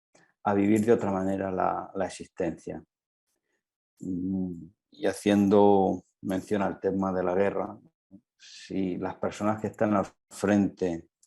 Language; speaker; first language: Spanish; native; Spanish